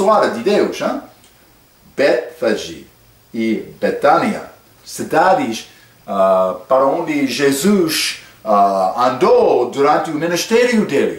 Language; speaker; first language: Portuguese; non-native, fluent; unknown